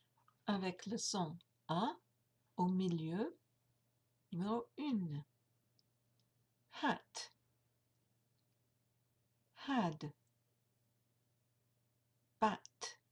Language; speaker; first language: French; non-native, fluent; English